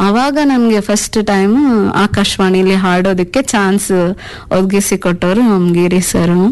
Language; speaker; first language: Kannada; non-native, local second language; Urdu